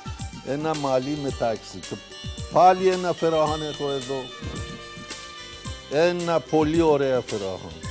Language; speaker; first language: Greek; non-native, learner; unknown